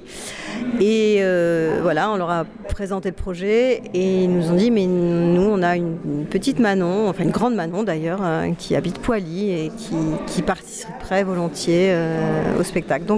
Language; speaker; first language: French; native; French